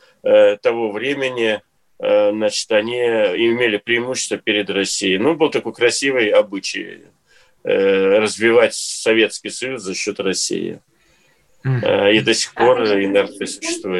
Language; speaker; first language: Russian; native; Russian